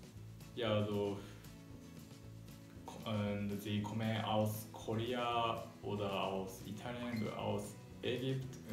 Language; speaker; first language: German; non-native, learner; Japanese